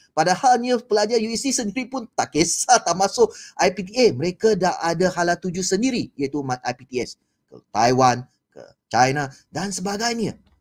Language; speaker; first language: Malay; non-native, local second language; Chinese